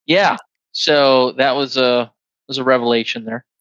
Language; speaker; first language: English; native; English